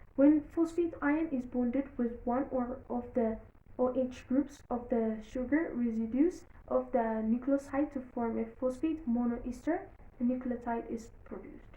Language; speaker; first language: English; non-native, local second language; Amharic